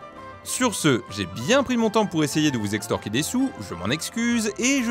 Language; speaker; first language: French; native; French